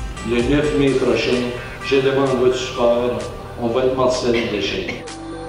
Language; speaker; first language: French; native; French